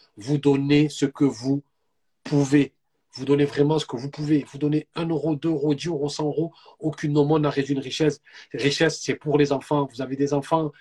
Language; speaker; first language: French; native; French